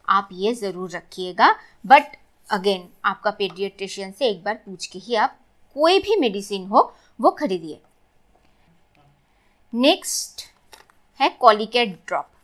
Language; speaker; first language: Hindi; non-native, local second language; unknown